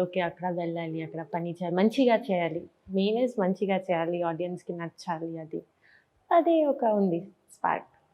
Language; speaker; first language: Telugu; non-native, learner; Bangla